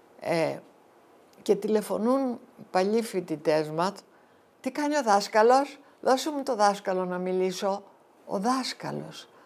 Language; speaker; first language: Greek; early bilingual, heritage; Greek